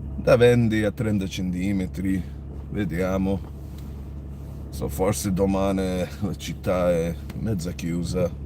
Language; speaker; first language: Italian; early bilingual, other home language; English